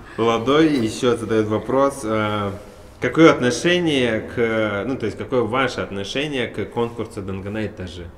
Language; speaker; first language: Russian; non-native, local second language; Tuvinian